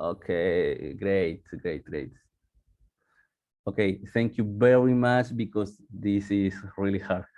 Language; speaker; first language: English; non-native, learner; Spanish